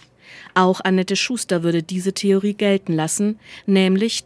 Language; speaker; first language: German; native; German